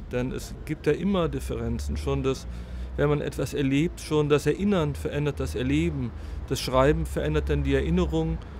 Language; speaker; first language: German; native; German